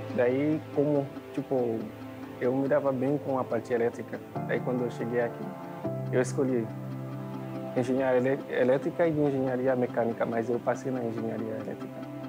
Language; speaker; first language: Portuguese; non-native, fluent; Haitian Creole